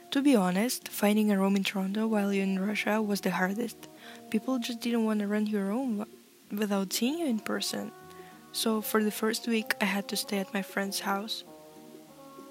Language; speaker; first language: English; non-native, fluent; Russian